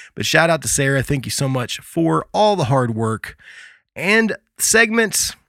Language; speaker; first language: English; native; English